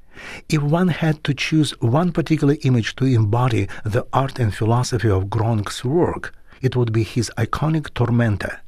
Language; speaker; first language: English; non-native, fluent; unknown